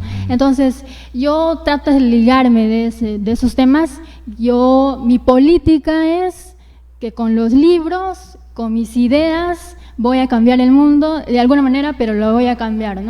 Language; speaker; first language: Spanish; native; Spanish